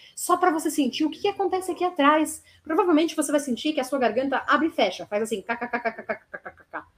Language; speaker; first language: Portuguese; native; Portuguese